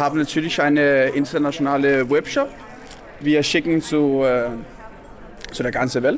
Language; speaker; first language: German; non-native, learner; Danish